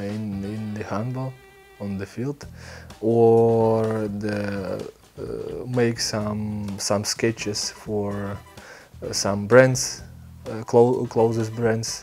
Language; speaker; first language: English; non-native, learner; Belarusian